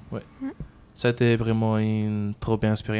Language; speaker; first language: French; non-native, learner; Spanish